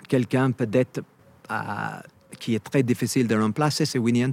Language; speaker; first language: French; non-native, fluent; English